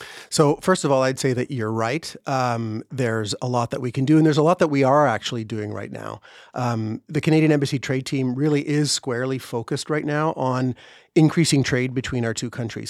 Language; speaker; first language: English; native; English